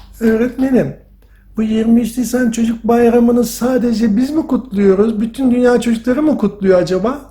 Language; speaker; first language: Turkish; early bilingual, heritage; Turkish